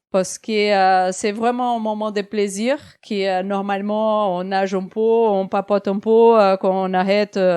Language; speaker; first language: French; non-native, fluent; Portuguese